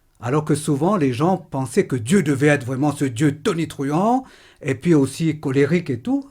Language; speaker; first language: French; non-native, local second language; Morisyen